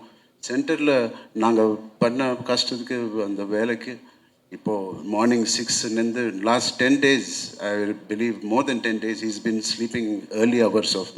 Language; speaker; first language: Tamil; non-native, local second language; Telugu